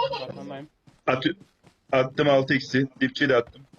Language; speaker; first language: Turkish; native; Turkish